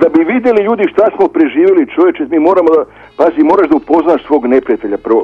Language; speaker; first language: Serbian; native; Serbian